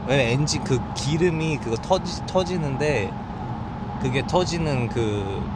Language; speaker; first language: Korean; early bilingual, heritage; Korean